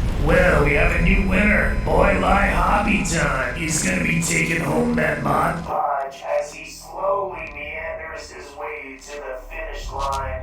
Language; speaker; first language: English; native; English